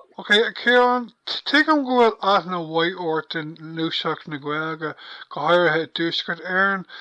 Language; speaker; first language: Irish; non-native, local second language; English